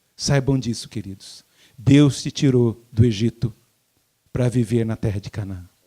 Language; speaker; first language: Portuguese; native; Portuguese